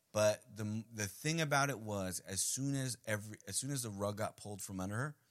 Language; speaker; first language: English; early bilingual, other home language; Spanish